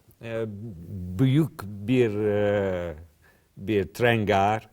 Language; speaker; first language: Turkish; non-native, learner; English